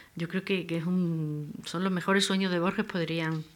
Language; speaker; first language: Spanish; native; Spanish